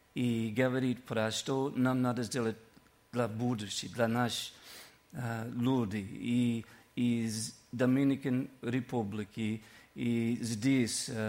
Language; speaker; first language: Russian; non-native, learner; English